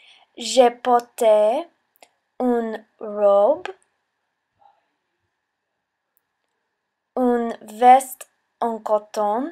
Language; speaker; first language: French; non-native, learner; English